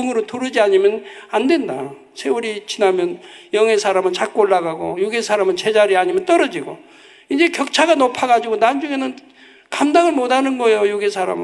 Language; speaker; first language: Korean; native; Korean